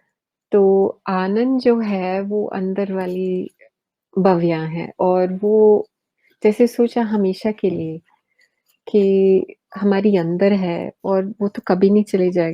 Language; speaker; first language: Hindi; early bilingual, heritage; Hindi